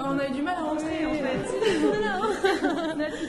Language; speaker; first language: French; native; French